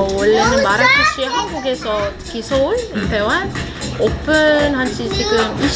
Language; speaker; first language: Korean; non-native, fluent; Arabic